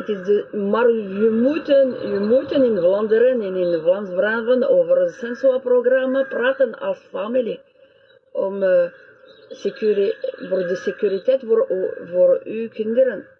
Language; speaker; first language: Dutch; non-native, learner; French